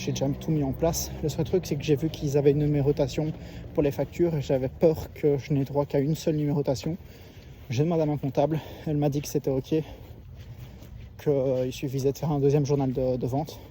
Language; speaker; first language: French; native; French